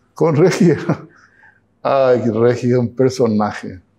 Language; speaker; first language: Spanish; native; Spanish